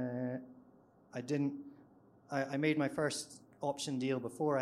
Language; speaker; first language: English; native; English